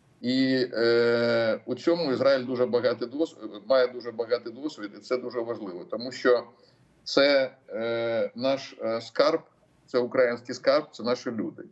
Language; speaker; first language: Ukrainian; non-native, local second language; Russian